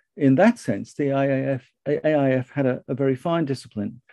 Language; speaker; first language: English; native; English